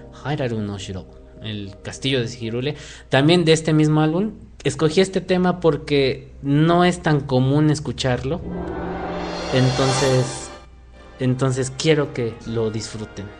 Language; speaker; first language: Spanish; native; Spanish